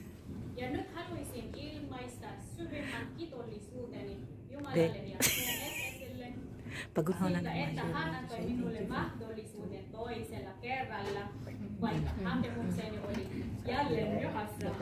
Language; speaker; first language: Finnish; non-native, learner; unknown